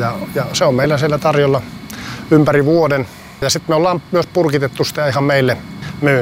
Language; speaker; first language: Finnish; native; Finnish